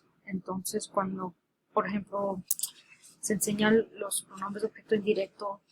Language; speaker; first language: Spanish; early bilingual, heritage; Spanish